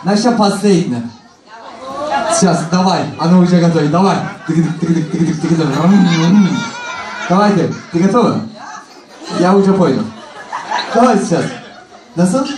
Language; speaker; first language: Russian; non-native, learner; Turkish